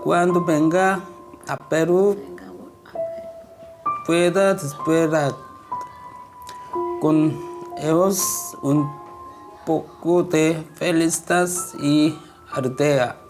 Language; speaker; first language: Spanish; non-native, learner; Korean